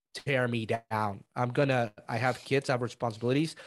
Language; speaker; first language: English; early bilingual, other home language; Spanish